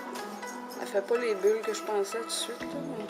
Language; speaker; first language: French; native; French